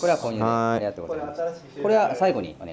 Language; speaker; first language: Japanese; native; Japanese